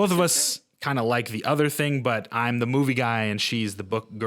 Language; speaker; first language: English; native; English